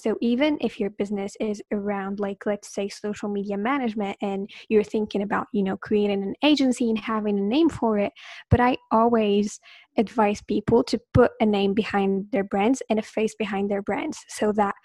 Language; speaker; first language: English; non-native, fluent; Arabic